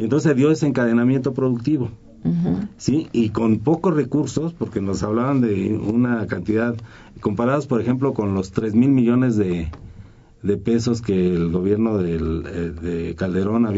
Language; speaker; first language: Spanish; native; Spanish